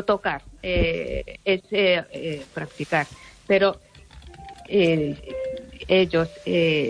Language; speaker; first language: Spanish; non-native, learner; Japanese